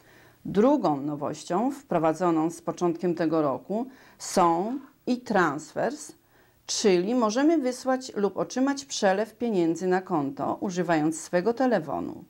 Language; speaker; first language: Polish; native; Polish